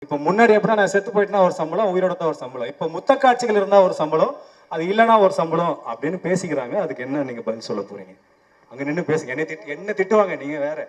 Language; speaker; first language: Tamil; native; Tamil